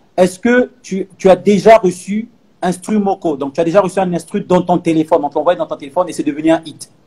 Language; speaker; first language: French; non-native, local second language; Lingala